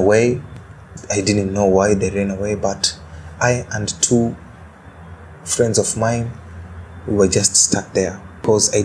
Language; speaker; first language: English; non-native, local second language; Swahili